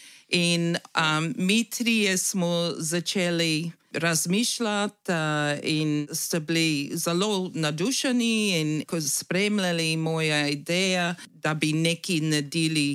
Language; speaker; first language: Slovenian; early bilingual, heritage; English